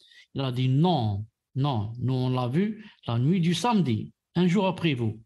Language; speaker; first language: French; non-native, local second language; Arabic